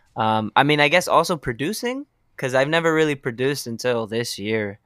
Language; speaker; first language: English; early bilingual, other home language; Spanish